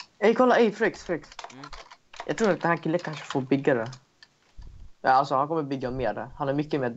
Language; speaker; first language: Swedish; native; Swedish